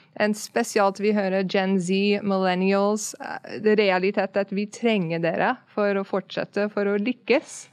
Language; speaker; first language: Norwegian; non-native, fluent; English